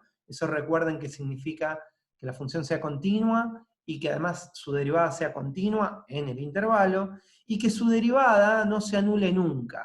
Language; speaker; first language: Spanish; native; Spanish